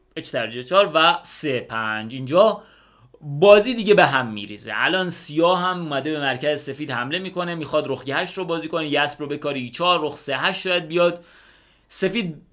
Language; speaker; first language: Persian; native; Persian